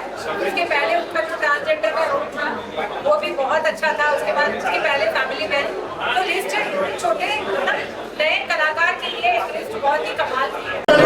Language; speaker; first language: Hindi; native; Hindi